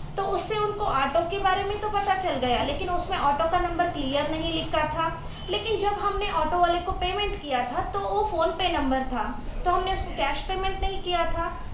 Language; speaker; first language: Hindi; non-native, local second language; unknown